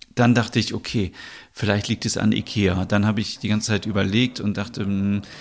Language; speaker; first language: German; native; German